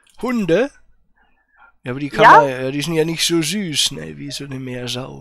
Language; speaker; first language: German; native; German